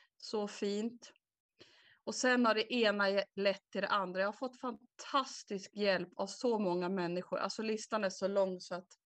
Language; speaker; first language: Swedish; native; Swedish